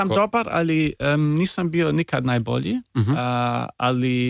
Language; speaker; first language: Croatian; early bilingual, heritage; Serbian